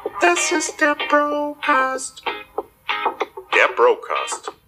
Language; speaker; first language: German; native; German